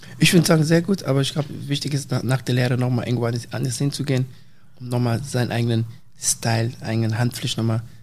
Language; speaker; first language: German; early bilingual, other home language; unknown